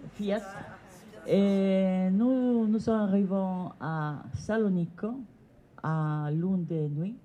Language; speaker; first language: French; non-native, learner; Italian